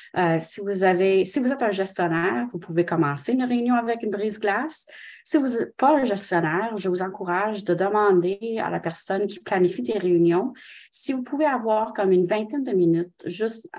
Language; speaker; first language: French; non-native, local second language; English